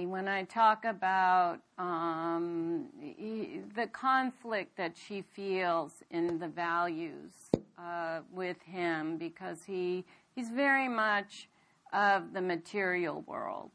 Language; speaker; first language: English; native; English